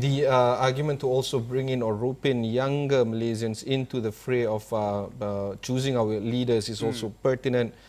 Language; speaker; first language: English; non-native, local second language; Malay